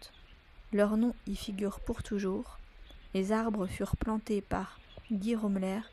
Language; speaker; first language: French; native; French